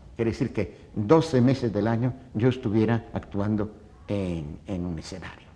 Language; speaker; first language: Spanish; early bilingual, other home language; Polish